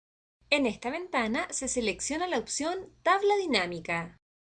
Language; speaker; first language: Spanish; native; Spanish